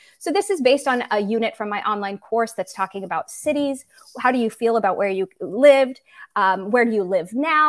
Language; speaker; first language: English; native; English